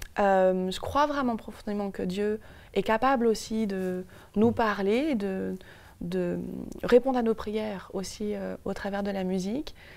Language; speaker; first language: French; native; French